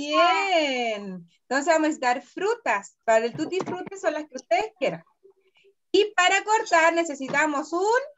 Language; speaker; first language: Spanish; native; Spanish